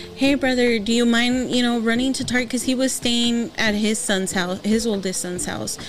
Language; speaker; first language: English; early bilingual, other home language; Spanish